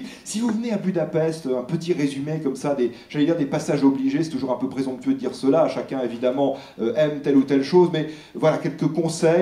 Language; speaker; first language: French; native; French